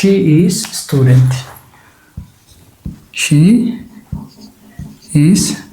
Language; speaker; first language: English; non-native, local second language; Oromo